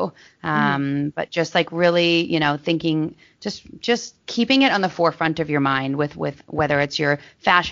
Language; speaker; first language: English; native; English